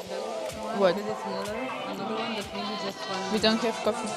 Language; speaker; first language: English; non-native, fluent; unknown